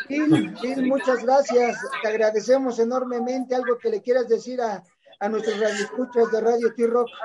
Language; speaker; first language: Spanish; native; Spanish